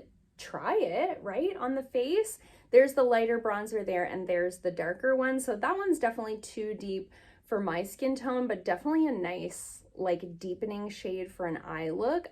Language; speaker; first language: English; native; English